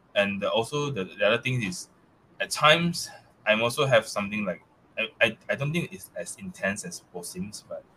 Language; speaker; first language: English; non-native, local second language; Chinese